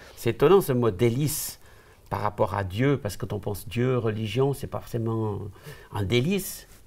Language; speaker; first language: French; native; French